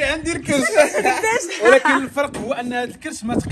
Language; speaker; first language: Arabic; native; Arabic